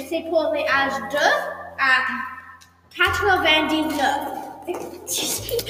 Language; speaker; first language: French; non-native, learner; English